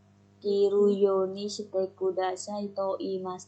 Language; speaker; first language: Japanese; non-native, learner; Indonesian